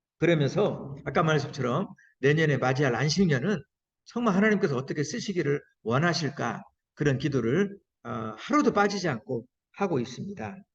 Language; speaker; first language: Korean; native; Korean